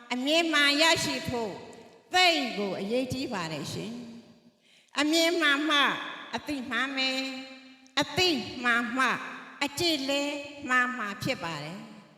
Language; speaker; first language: Burmese; native; Burmese